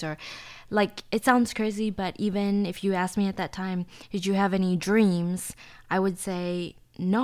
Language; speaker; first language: English; early bilingual, other home language; Chinese